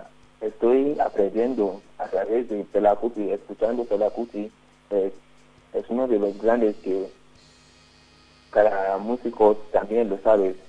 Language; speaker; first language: Spanish; non-native, learner; Yoruba